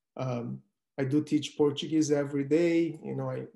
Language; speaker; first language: English; non-native, fluent; Portuguese